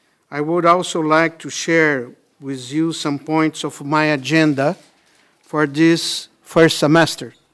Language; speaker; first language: English; non-native, fluent; Portuguese